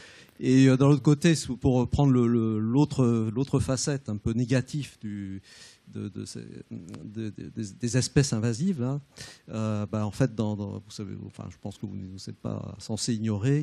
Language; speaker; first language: French; native; French